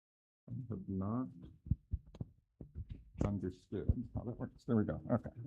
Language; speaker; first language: English; native; English